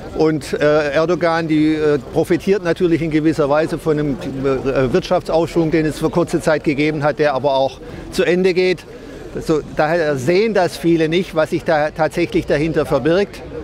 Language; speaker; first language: German; native; German